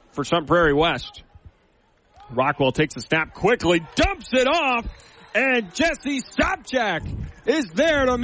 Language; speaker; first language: English; native; English